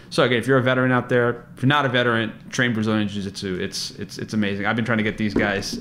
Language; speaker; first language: English; native; English